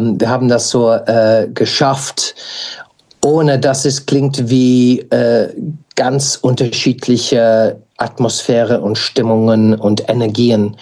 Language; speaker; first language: German; non-native, fluent; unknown